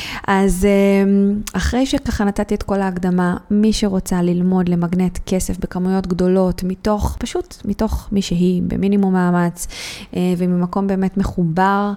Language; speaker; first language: Hebrew; native; Hebrew